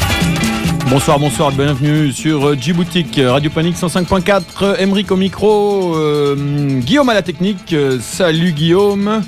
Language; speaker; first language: French; native; French